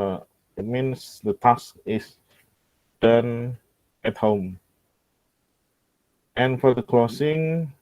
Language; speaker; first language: English; non-native, local second language; Indonesian